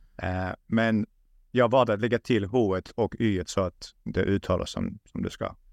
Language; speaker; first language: Swedish; early bilingual, other home language; Russian